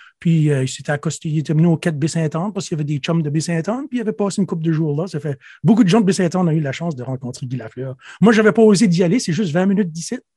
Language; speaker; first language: French; native; French